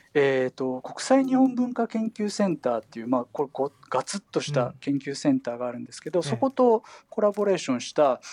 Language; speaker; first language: Japanese; native; Japanese